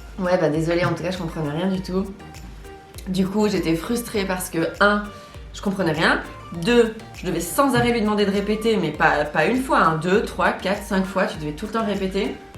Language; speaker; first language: French; native; French